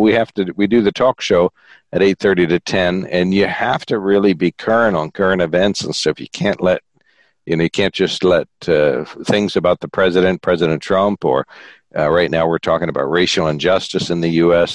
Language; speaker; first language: English; native; English